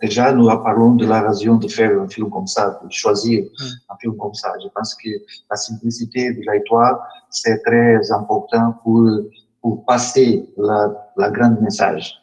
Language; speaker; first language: French; non-native, learner; Portuguese